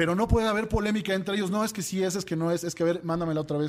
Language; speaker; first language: Spanish; native; Spanish